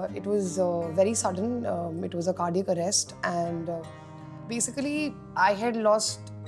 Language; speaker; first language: English; non-native, local second language; Hindi